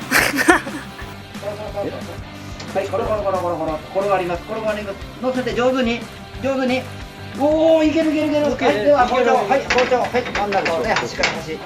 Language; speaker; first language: Japanese; native; Japanese